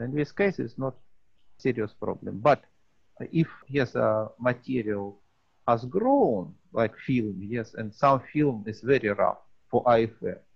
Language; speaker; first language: English; non-native, learner; Russian